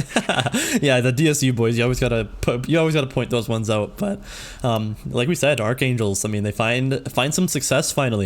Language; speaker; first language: English; native; English